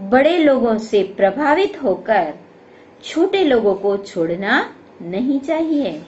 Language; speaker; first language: Hindi; non-native, local second language; Gujarati